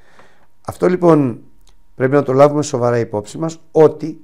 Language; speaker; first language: Greek; native; Greek